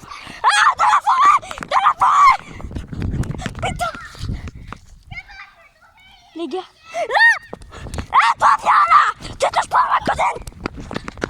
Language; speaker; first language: French; native; French